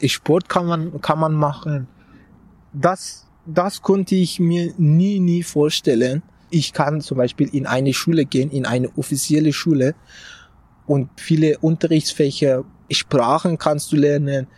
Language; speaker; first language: German; non-native, fluent; Persian